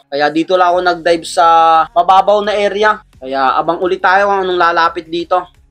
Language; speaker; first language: Filipino; non-native, local second language; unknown